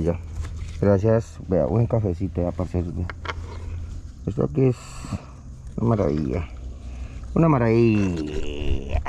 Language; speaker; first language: Spanish; native; Spanish